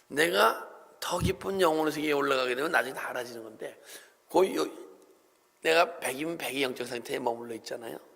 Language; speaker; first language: Korean; native; Korean